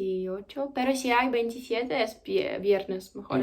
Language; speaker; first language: Spanish; non-native, fluent; Ukrainian